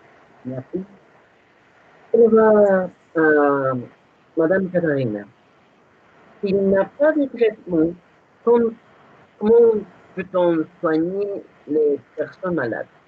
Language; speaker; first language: French; non-native, learner; Spanish